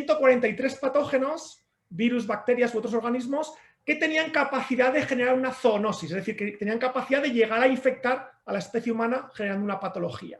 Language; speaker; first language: Spanish; native; Spanish